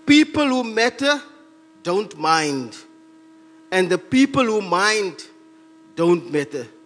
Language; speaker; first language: English; non-native, local second language; Afrikaans